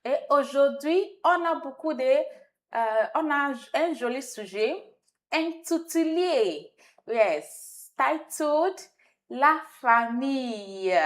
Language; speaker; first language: French; non-native, fluent; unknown